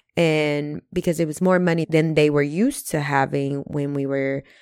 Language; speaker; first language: English; early bilingual, other home language; Spanish